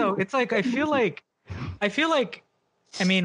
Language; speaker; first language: English; native; English